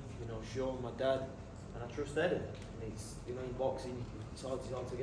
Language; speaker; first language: English; native; English